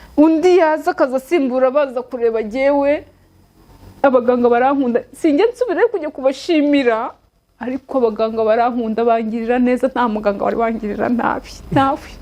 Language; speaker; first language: Kinyarwanda; native; Kinyarwanda